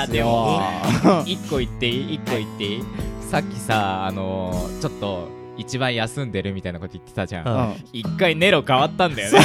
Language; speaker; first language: Japanese; native; Japanese